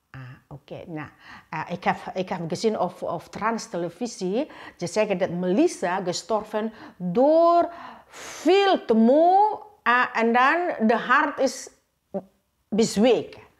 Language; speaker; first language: Dutch; non-native, learner; Indonesian